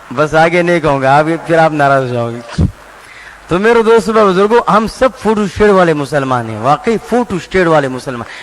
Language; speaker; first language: Urdu; non-native, local second language; Pashto